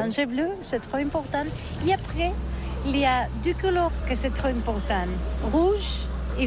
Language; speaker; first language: French; non-native, learner; Catalan